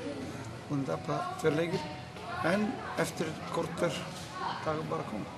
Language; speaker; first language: Icelandic; non-native, fluent; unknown